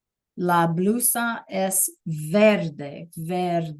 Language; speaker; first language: Spanish; non-native, fluent; English